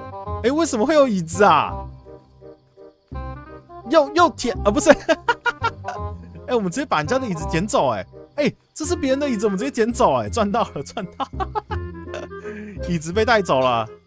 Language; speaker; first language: Chinese; native; Chinese